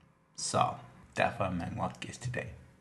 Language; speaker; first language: Danish; non-native, local second language; Kalaallisut